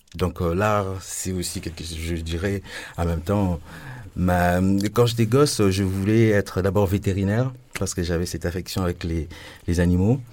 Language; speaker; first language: French; non-native, local second language; Lingala